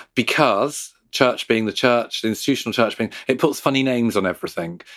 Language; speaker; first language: English; native; English